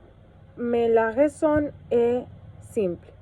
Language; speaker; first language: French; non-native, learner; Spanish